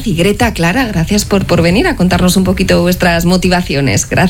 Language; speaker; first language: Spanish; native; Spanish